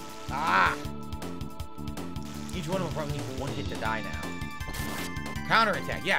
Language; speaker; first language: English; native; English